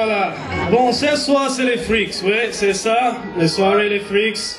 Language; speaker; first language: French; non-native, fluent; English